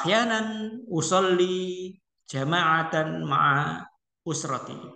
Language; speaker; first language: Arabic; non-native, fluent; Indonesian